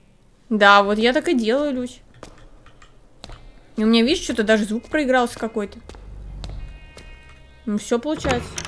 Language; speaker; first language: Russian; native; Russian